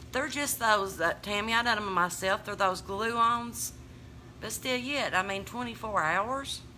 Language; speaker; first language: English; native; English